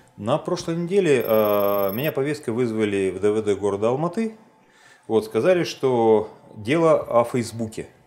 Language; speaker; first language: Russian; native; Russian